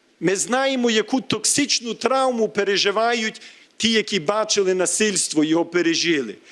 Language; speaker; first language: Ukrainian; early bilingual, heritage; Ukrainian